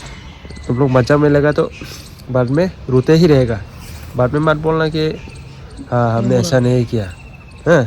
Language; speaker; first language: Hindi; non-native, local second language; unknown